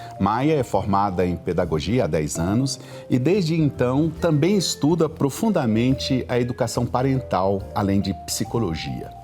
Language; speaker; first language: Portuguese; native; Portuguese